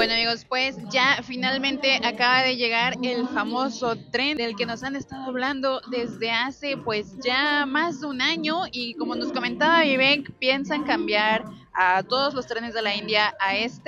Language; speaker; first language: Spanish; native; Spanish